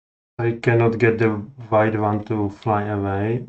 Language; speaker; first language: English; non-native, fluent; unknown